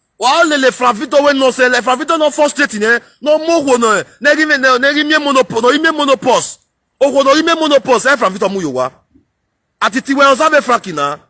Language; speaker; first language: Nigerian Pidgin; non-native, local second language; Bini